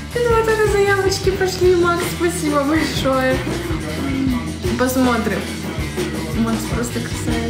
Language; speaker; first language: Russian; native; Russian